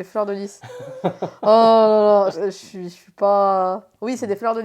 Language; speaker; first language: French; native; French